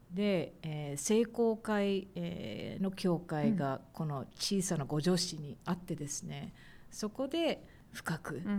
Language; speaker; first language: Japanese; early bilingual, heritage; Japanese